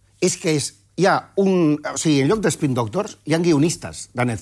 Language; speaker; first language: Catalan; native; Catalan